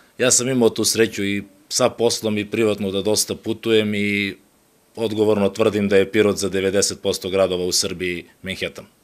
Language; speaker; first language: Serbian; native; Serbian